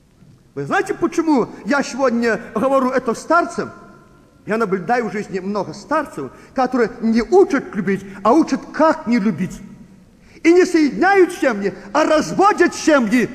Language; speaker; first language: Russian; native; Russian